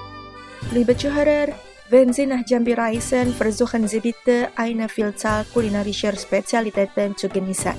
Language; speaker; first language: German; non-native, fluent; Indonesian